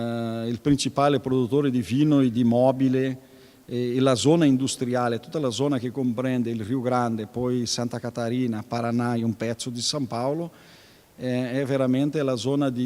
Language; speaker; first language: Italian; early bilingual, heritage; Venetian